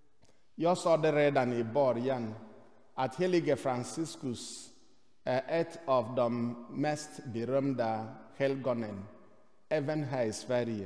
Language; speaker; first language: Swedish; non-native, fluent; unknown